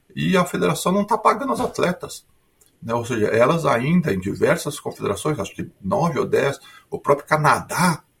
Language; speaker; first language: Portuguese; native; Portuguese